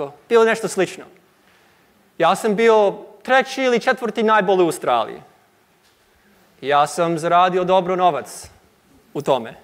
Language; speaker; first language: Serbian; non-native, learner; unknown